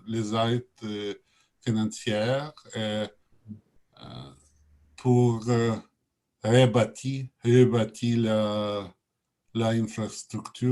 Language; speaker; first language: French; non-native, learner; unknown